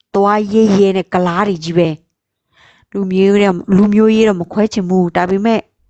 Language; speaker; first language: Burmese; non-native, local second language; Shan